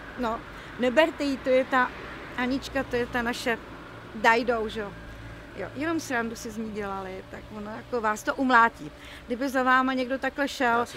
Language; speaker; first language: Czech; native; Czech